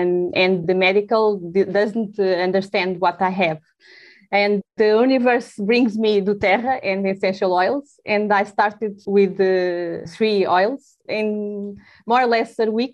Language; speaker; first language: English; non-native, learner; Portuguese